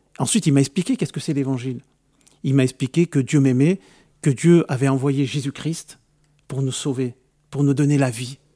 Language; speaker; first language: French; early bilingual, other home language; Arabic